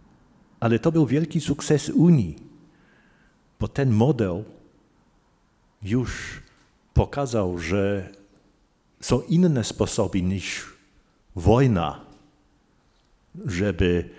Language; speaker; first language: Polish; non-native, fluent; English